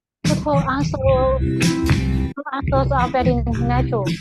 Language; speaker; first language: English; non-native, learner; Vietnamese